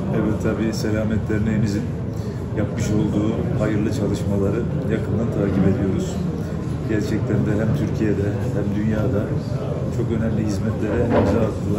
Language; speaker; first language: Turkish; native; Turkish